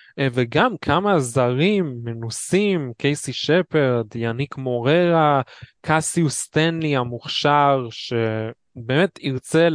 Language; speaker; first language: Hebrew; native; Hebrew